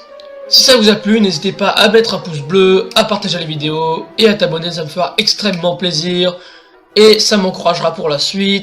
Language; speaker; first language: French; native; French